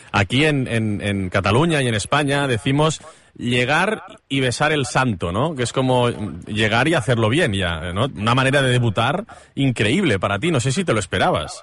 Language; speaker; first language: Spanish; native; Spanish